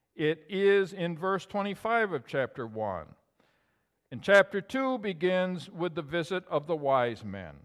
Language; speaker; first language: English; native; English